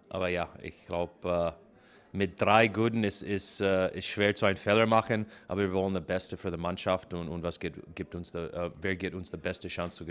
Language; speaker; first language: German; non-native, learner; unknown